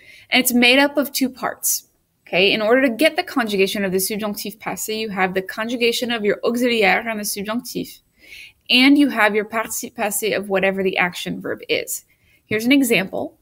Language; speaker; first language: English; native; English